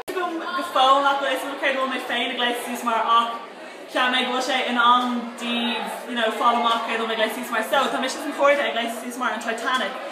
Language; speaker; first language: Irish; non-native, local second language; English